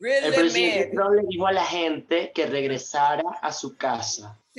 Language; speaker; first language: Spanish; non-native, fluent; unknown